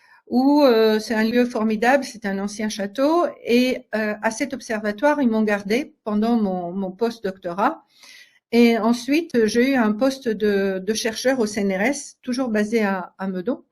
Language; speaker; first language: French; native; French